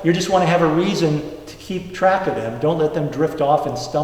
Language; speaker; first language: English; native; English